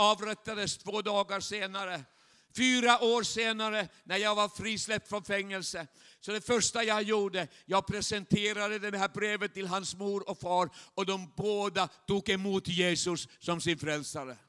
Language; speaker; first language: Swedish; non-native, fluent; Chinese